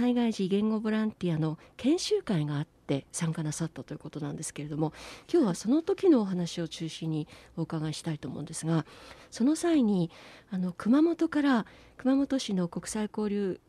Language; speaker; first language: Japanese; native; Japanese